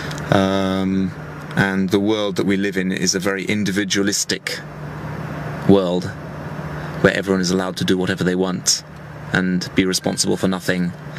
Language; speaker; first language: English; native; English